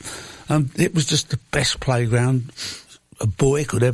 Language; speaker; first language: English; native; English